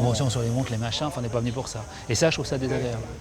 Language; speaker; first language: French; native; French